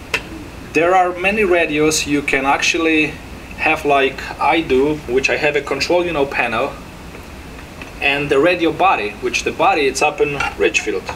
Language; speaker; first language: English; non-native, fluent; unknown